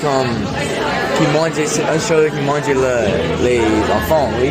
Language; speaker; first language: French; non-native, learner; English